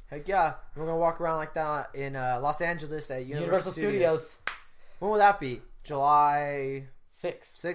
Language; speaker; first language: English; native; English